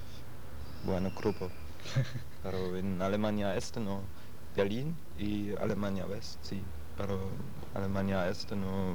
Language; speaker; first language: Spanish; non-native, learner; German